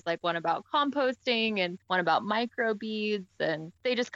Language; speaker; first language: English; native; English